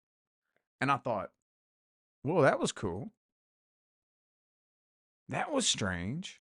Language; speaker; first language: English; native; English